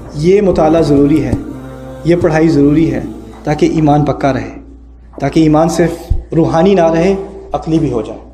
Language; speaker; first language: Urdu; native; Urdu